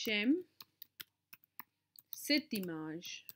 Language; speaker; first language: French; non-native, fluent; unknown